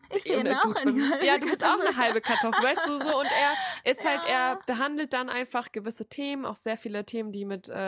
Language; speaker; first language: German; native; German